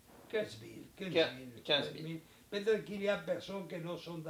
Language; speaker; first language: French; non-native, learner; Spanish